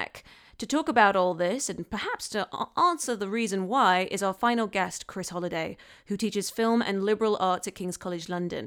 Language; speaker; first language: English; non-native, local second language; Cantonese